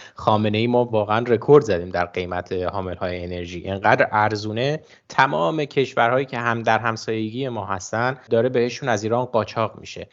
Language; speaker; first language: Persian; native; Persian